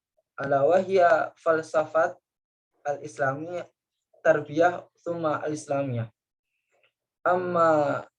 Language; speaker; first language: Arabic; non-native, learner; Indonesian